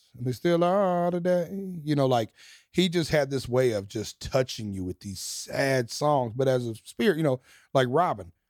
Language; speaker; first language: English; native; English